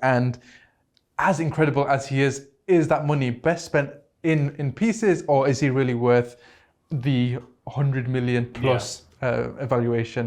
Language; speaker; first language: English; native; English